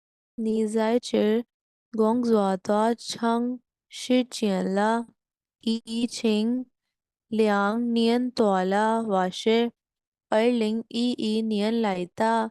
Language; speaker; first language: Chinese; non-native, learner; Urdu